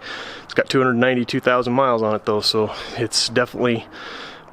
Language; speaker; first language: English; native; English